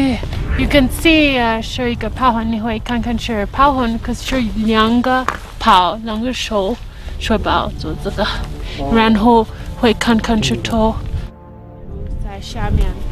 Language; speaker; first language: Chinese; non-native, learner; French